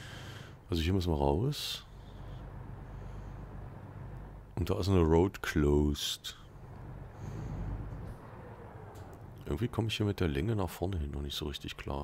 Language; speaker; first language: German; native; German